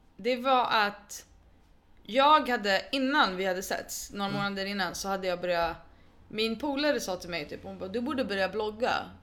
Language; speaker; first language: Swedish; early bilingual, other home language; Arabic